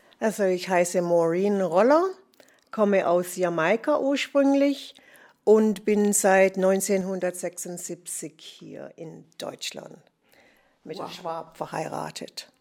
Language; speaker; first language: German; non-native, fluent; English